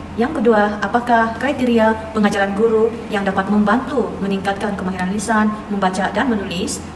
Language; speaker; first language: Malay; non-native, local second language; Central Dusun